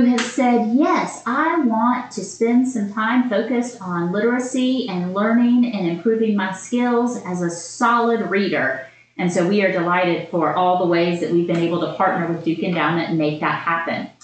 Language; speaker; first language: English; native; English